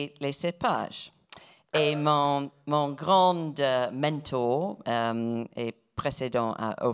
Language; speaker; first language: French; non-native, fluent; English